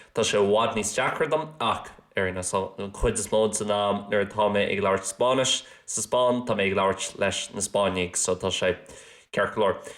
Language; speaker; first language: Irish; non-native, local second language; English